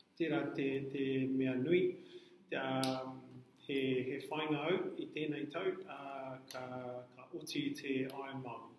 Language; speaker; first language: Māori; non-native, learner; English